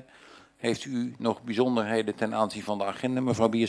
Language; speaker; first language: Dutch; native; Dutch